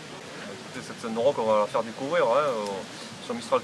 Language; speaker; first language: French; native; French